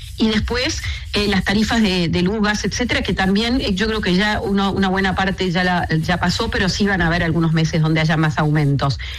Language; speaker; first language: Spanish; native; Spanish